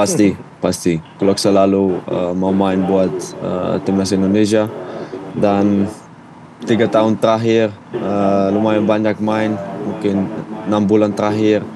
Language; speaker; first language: Indonesian; non-native, fluent; Dutch